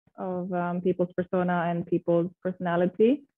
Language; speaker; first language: English; non-native, fluent; Indonesian